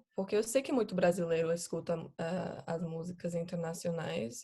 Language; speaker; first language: Portuguese; non-native, fluent; English